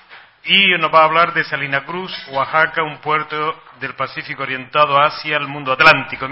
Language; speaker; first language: Spanish; native; Spanish